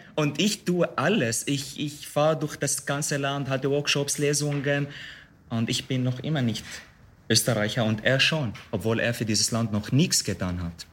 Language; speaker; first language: German; non-native, fluent; Arabic